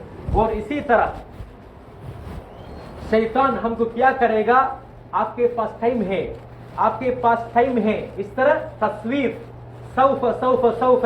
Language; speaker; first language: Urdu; non-native, fluent; Tamil